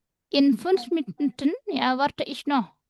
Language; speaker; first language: German; non-native, fluent; Indonesian